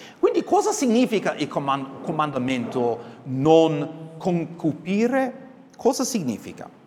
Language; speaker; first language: Italian; non-native, fluent; English